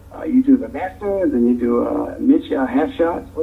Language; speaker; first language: English; native; English